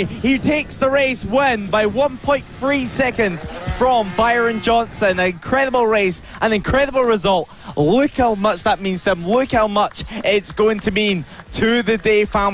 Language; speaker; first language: English; native; English